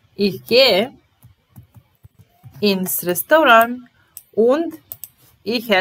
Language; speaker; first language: German; non-native, fluent; Serbian